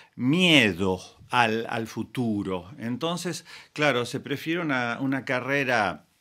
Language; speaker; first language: Spanish; native; Spanish